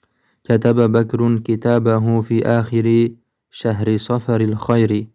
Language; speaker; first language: Arabic; non-native, fluent; Uzbek